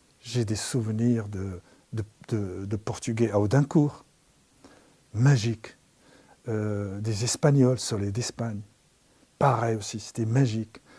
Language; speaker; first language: French; non-native, local second language; Arabic